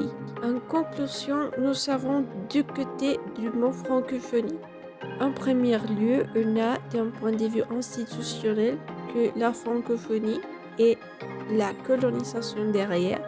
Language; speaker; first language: French; non-native, fluent; Spanish